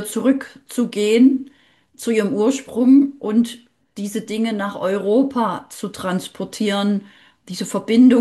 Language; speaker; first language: German; native; German